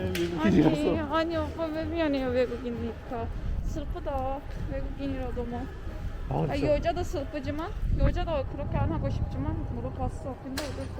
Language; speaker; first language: Korean; non-native, learner; Turkish